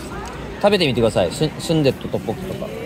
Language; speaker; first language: Japanese; non-native, fluent; Korean